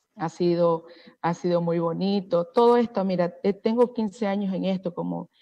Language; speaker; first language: Spanish; native; Spanish